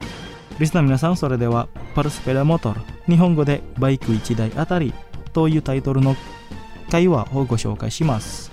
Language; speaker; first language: Japanese; non-native, fluent; Indonesian